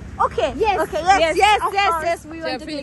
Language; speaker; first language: English; non-native, learner; Nepali